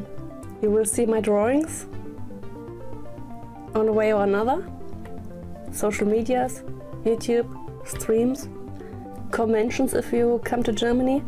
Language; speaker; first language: English; non-native, learner; German